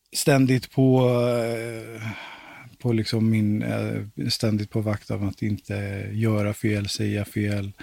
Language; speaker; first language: Swedish; native; Swedish